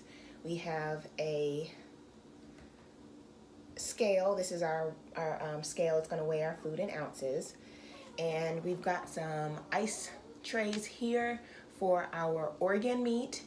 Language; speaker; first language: English; native; English